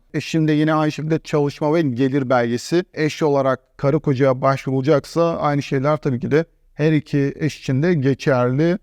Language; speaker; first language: Turkish; native; Turkish